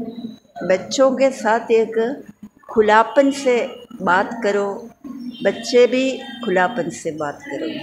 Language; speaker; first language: Hindi; non-native, local second language; Malayalam